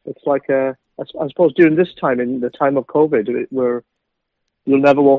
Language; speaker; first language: English; native; English